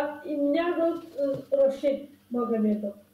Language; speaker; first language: Russian; non-native, fluent; Lezghian